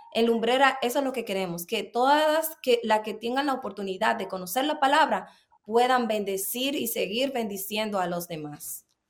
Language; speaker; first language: Spanish; native; Spanish